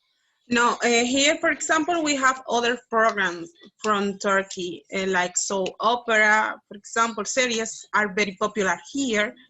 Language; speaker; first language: English; non-native, learner; Spanish